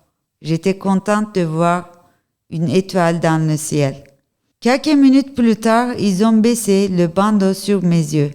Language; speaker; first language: French; non-native, learner; Turkish